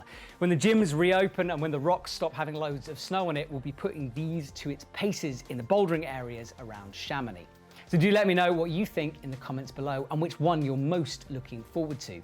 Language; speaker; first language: English; native; English